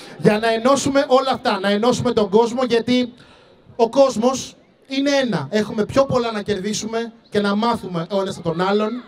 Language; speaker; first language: Greek; early bilingual, other home language; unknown